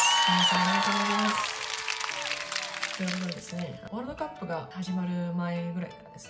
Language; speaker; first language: Japanese; native; Japanese